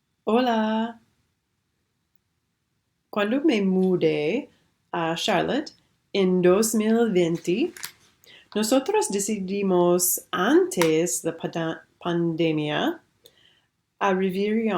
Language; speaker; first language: Spanish; non-native, learner; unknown